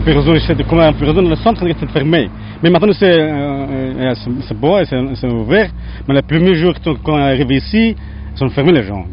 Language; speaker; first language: French; non-native, learner; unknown